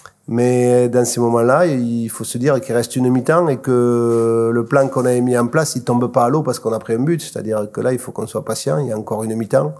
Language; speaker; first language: French; native; French